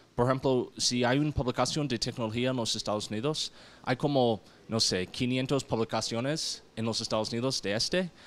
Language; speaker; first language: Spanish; non-native, learner; English